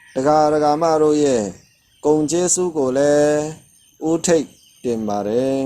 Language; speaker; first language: Burmese; non-native, local second language; Shan